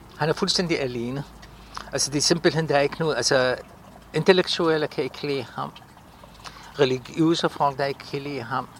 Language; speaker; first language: Danish; non-native, fluent; Arabic